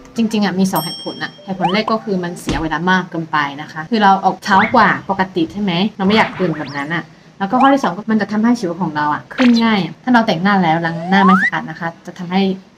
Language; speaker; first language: Thai; non-native, fluent; Chinese